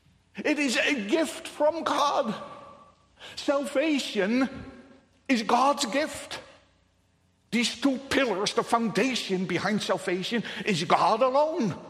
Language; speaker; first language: English; non-native, fluent; Dutch